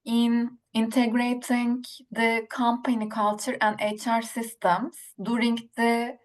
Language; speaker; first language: English; non-native, learner; Turkish